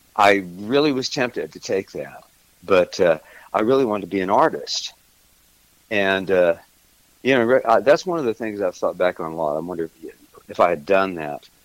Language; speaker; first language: English; native; English